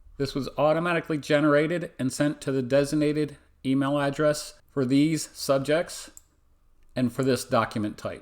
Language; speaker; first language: English; native; English